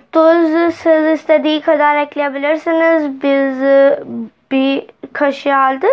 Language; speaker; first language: Turkish; non-native, learner; Urdu